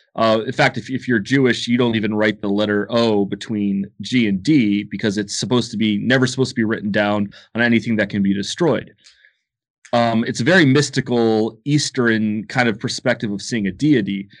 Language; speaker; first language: English; native; English